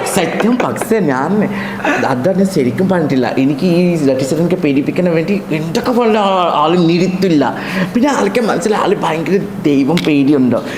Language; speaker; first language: Malayalam; non-native, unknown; Assamese